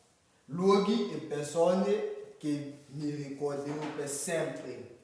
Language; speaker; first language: Italian; non-native, learner; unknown